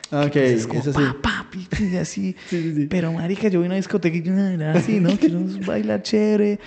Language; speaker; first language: Spanish; native; Spanish